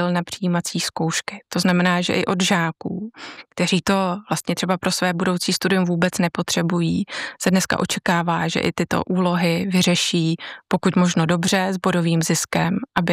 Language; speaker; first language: Czech; native; Czech